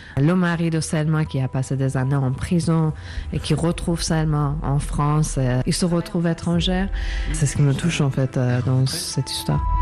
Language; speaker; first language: French; non-native, fluent; Persian